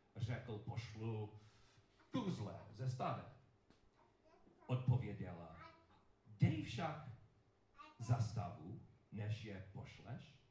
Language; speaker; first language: Czech; non-native, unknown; English